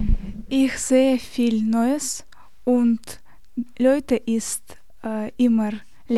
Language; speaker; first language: German; non-native, learner; Russian